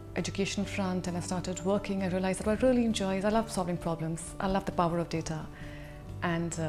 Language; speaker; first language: English; non-native, local second language; Hindi